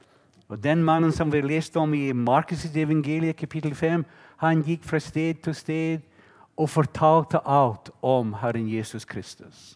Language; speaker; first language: Norwegian; non-native, fluent; English